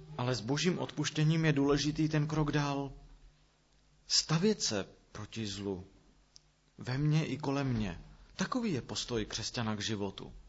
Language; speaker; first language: Czech; native; Czech